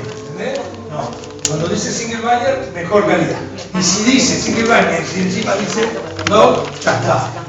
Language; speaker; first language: Spanish; native; Spanish